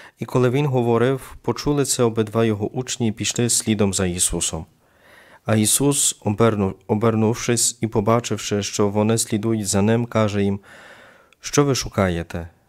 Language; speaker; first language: Ukrainian; native; Ukrainian